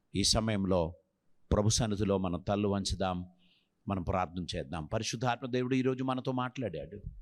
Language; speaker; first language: Telugu; non-native, fluent; Malayalam